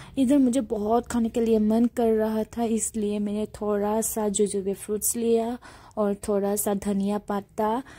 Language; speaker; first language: Hindi; non-native, local second language; Assamese